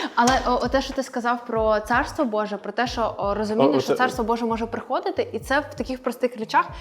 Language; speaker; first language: Ukrainian; non-native, local second language; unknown